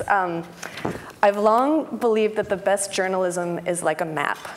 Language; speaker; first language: English; native; English